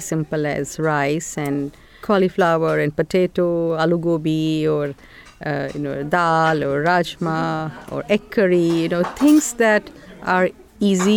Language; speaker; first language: English; non-native, local second language; Hindi